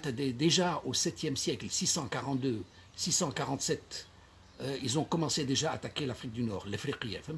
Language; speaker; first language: French; non-native, local second language; Arabic